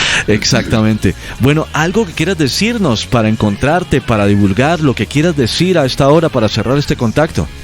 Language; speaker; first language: Spanish; native; Spanish